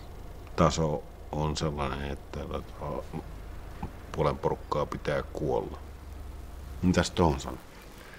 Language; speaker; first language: Finnish; native; Finnish